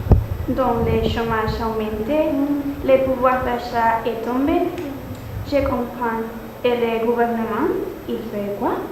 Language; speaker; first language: French; non-native, learner; Spanish